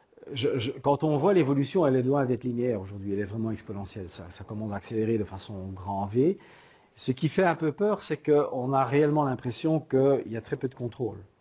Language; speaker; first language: French; native; French